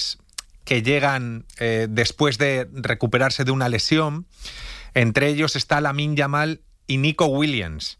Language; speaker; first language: Spanish; native; Spanish